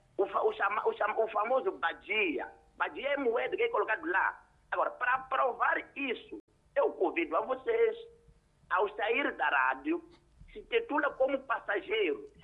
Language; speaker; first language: Portuguese; non-native, local second language; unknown